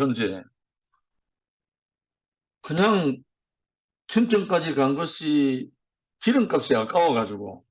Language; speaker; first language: Korean; native; Korean